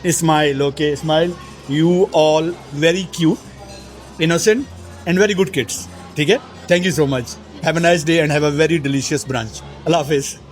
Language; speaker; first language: Urdu; native; Urdu